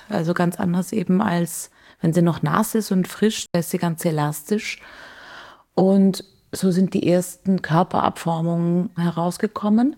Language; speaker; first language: German; native; German